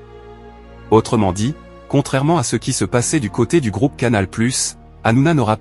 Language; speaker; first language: French; native; French